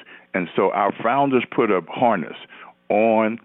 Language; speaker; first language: English; native; English